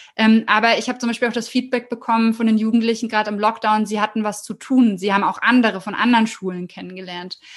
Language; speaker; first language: German; native; German